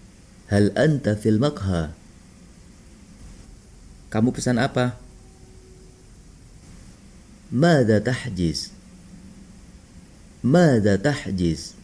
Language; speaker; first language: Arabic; non-native, local second language; Indonesian